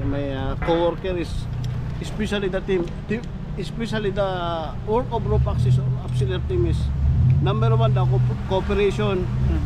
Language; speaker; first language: English; non-native, learner; Filipino